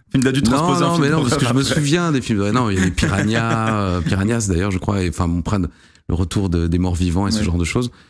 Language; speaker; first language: French; native; French